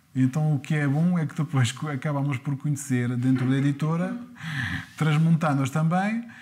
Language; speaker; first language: Portuguese; early bilingual, other home language; French